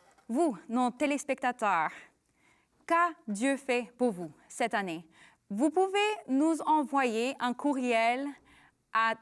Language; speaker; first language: French; non-native, learner; English